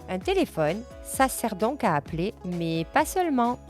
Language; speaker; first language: French; native; French